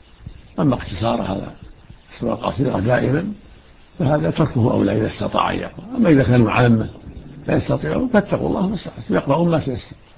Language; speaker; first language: Arabic; native; Arabic